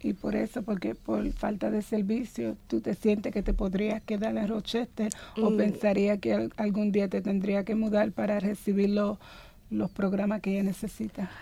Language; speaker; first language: Spanish; native; Spanish